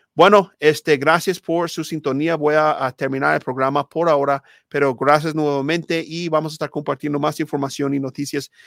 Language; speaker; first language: Spanish; non-native, fluent; English